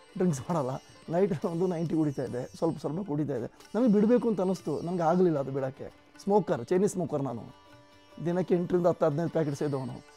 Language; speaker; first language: Kannada; non-native, local second language; Kodava